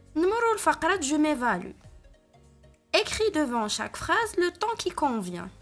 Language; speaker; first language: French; non-native, local second language; Arabic